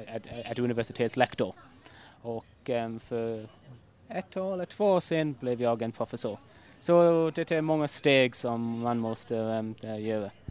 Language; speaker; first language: Swedish; non-native, fluent; English